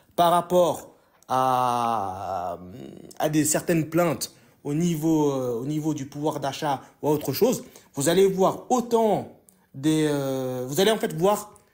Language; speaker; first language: French; native; French